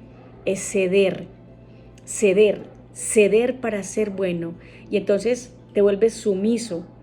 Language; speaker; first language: Spanish; native; Spanish